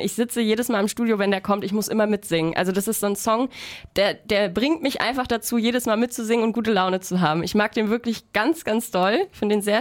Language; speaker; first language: German; native; German